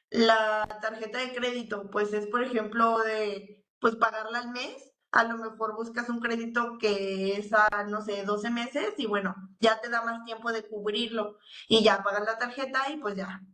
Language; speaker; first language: Spanish; native; Spanish